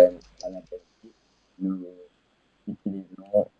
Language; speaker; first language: French; non-native, learner; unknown